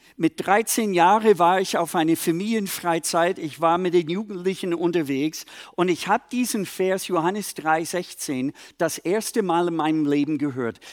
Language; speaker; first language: German; non-native, fluent; English